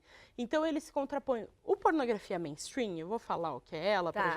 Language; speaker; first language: Portuguese; native; Portuguese